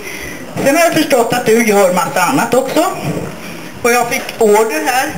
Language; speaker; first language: Swedish; native; Swedish